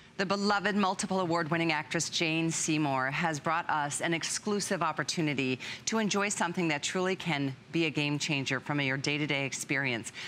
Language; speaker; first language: English; native; English